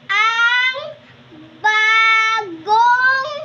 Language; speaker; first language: Filipino; non-native, local second language; Cebuano